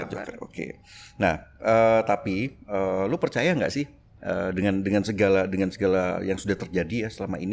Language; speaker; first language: Indonesian; native; Indonesian